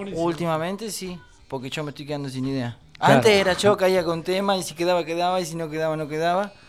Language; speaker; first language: Spanish; native; Spanish